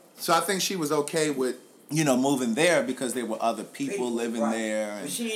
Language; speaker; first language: English; native; English